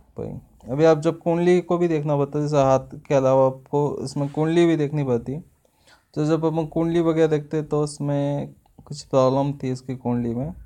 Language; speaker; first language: Hindi; non-native, local second language; Marathi